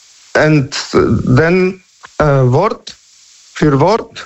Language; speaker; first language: German; non-native, learner; Polish